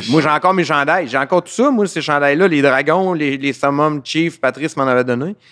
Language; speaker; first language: French; native; French